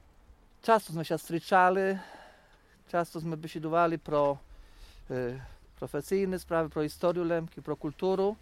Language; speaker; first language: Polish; non-native, local second language; Rusyn